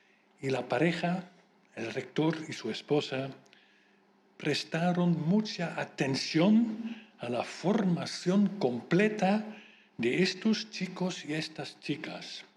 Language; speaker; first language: Spanish; non-native, fluent; Dutch